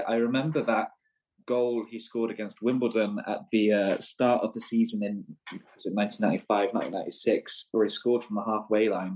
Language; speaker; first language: English; native; English